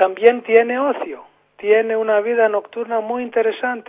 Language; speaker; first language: Spanish; non-native, fluent; Greek